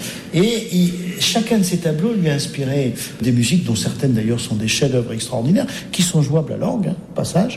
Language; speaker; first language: French; native; French